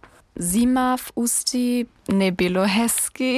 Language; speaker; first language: Czech; non-native, learner; German